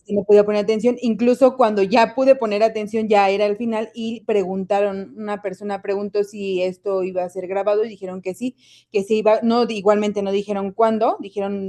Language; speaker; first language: Spanish; native; Spanish